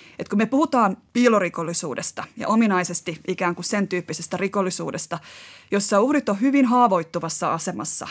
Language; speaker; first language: Finnish; native; Finnish